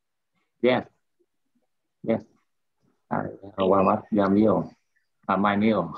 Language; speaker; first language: English; non-native, learner; Vietnamese